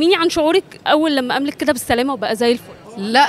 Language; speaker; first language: Arabic; native; Arabic